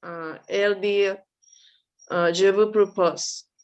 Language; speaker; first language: French; non-native, learner; Spanish